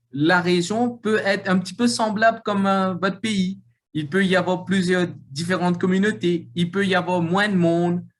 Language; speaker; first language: French; non-native, local second language; Morisyen